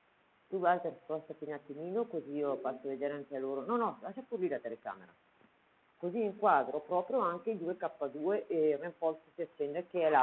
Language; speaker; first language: Italian; native; Italian